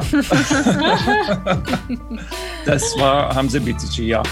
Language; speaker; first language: German; non-native, fluent; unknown